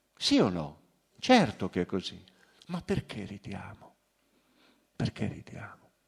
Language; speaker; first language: Italian; native; Italian